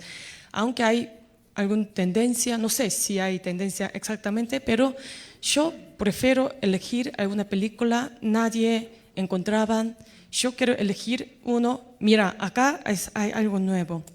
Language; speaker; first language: Spanish; non-native, learner; Korean